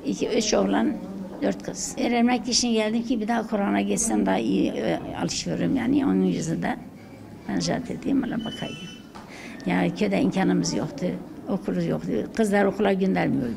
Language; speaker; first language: Turkish; non-native, local second language; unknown